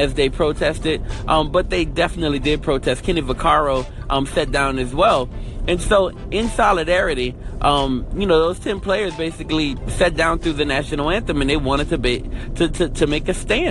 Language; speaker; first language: English; native; English